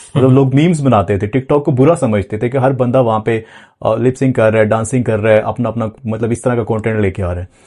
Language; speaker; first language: Urdu; non-native, local second language; Punjabi